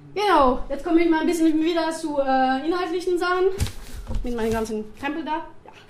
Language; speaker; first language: German; non-native, fluent; French